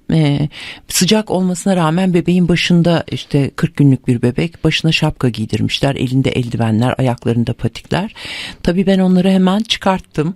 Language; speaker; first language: Turkish; native; Turkish